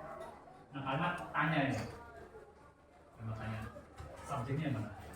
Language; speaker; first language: Indonesian; native; Indonesian